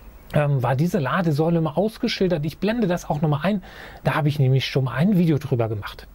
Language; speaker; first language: German; native; German